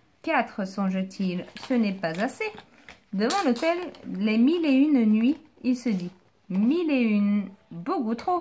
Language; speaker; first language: French; native; French